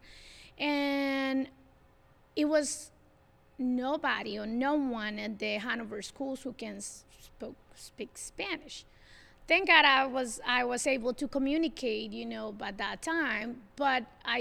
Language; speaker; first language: English; non-native, fluent; Spanish